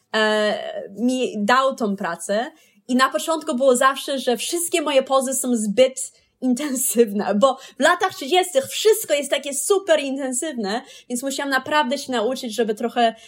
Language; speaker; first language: Polish; early bilingual, heritage; Polish